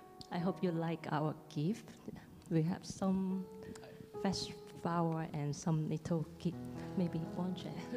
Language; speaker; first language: English; non-native, local second language; Cantonese